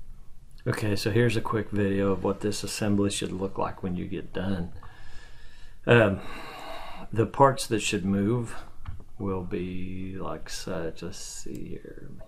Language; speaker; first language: English; native; English